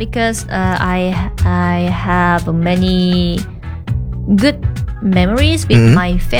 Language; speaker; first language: English; non-native, learner; Korean